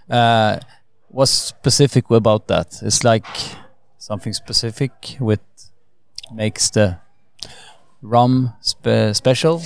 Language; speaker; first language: English; non-native, fluent; Swedish